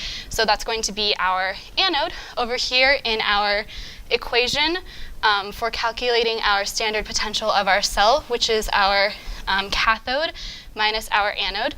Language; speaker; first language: English; native; English